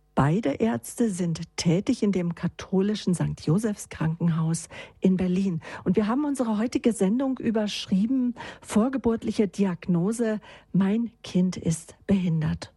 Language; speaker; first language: German; native; German